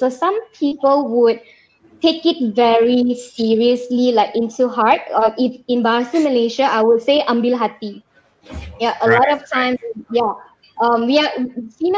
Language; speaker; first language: English; non-native, local second language; Malay